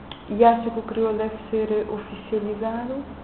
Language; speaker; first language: Portuguese; non-native, local second language; Kabuverdianu